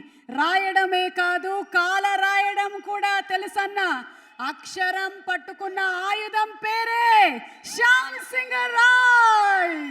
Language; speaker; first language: Telugu; native; Telugu